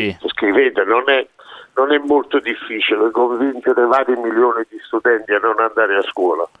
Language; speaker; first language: Italian; native; Italian